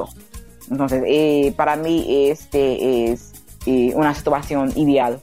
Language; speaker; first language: Spanish; non-native, learner; English